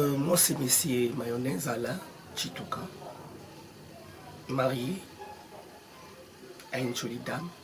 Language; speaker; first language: French; non-native, local second language; Lingala